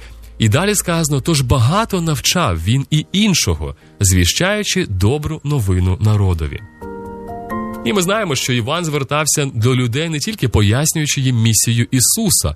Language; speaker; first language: Ukrainian; native; Ukrainian